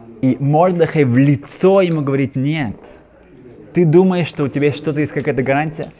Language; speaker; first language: Russian; native; Russian